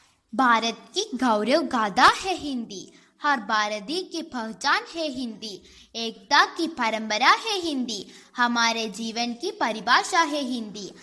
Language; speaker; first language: Hindi; non-native, local second language; Malayalam